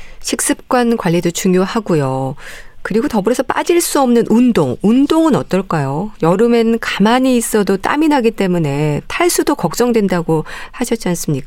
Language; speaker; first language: Korean; native; Korean